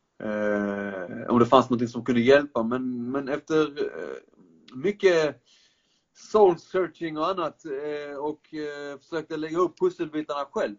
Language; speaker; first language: Swedish; early bilingual, other home language; Persian